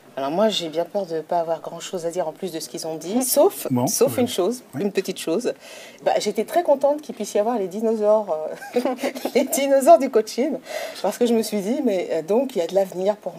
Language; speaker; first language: French; native; French